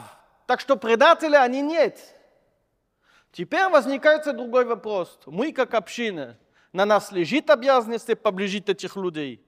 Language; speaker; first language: Russian; non-native, fluent; French